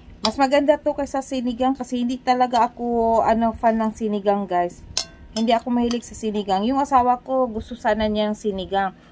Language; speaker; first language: Filipino; non-native, local second language; Cebuano